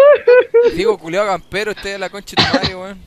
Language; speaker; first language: Spanish; native; Spanish